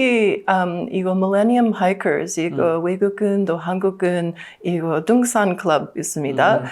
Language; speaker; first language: Korean; non-native, learner; English